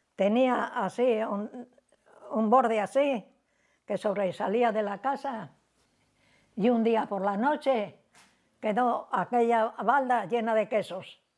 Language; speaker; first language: Spanish; native; Spanish